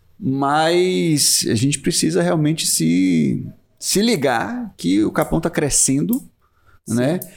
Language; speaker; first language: Portuguese; native; Portuguese